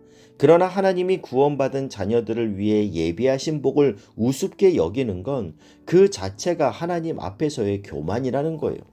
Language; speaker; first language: Korean; native; Korean